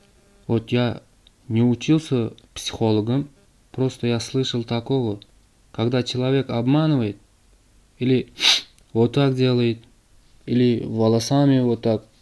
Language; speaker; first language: Russian; non-native, learner; Turkmen